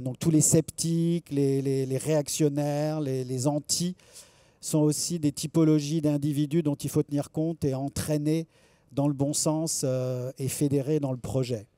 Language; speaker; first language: French; native; French